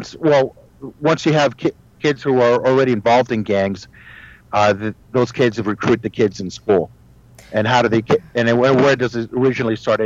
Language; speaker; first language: English; early bilingual, other home language; Spanish